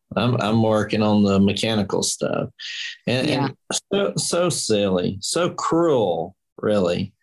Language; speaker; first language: English; native; English